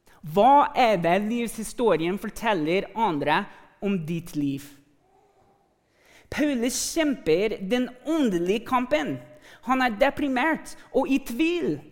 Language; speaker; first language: Norwegian; non-native, fluent; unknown